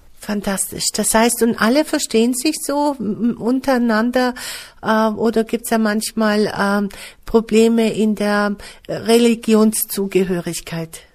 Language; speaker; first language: German; native; German